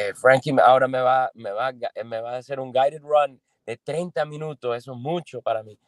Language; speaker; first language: Spanish; non-native, fluent; English